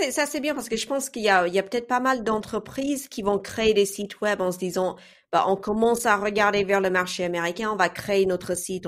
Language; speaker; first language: French; non-native, fluent; English